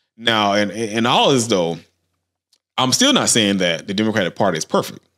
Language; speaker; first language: English; native; English